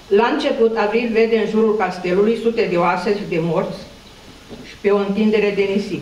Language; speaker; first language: Romanian; native; Romanian